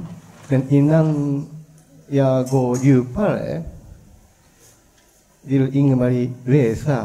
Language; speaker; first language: Swedish; non-native, learner; Japanese